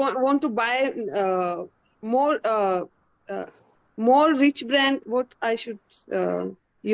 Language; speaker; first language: English; non-native, learner; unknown